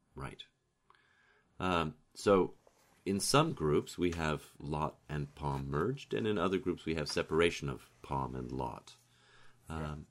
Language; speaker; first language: English; native; English